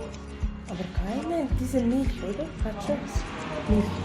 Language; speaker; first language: German; non-native, learner; Turkish